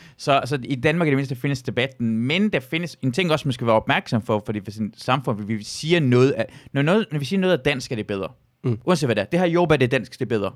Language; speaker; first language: Danish; early bilingual, other home language; Persian